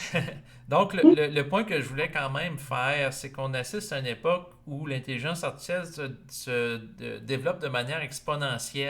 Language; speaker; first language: French; native; French